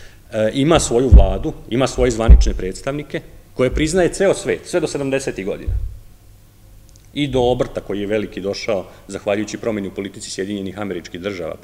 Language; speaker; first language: Serbian; native; Serbian